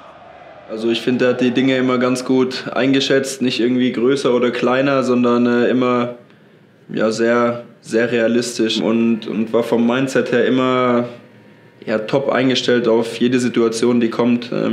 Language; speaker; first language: German; native; German